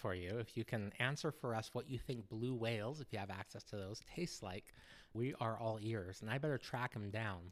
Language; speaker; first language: English; native; English